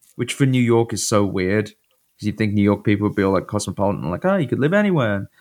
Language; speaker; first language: English; native; English